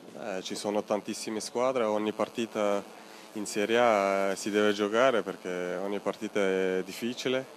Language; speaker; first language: Italian; non-native, fluent; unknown